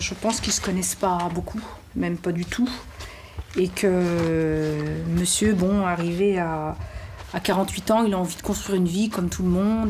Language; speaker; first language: French; native; French